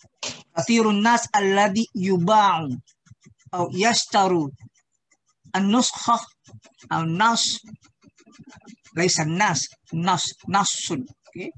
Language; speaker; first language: Arabic; non-native, learner; Indonesian